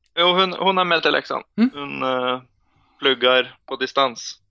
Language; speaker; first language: Swedish; non-native, fluent; Norwegian